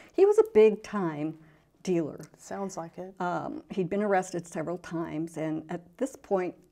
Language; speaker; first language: English; native; English